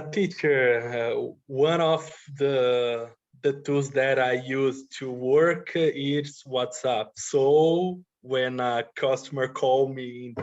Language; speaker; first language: English; non-native, learner; Portuguese